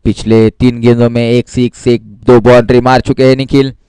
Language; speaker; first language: Hindi; non-native, local second language; Marathi